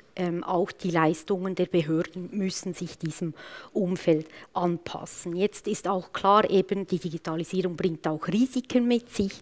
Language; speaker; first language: German; native; German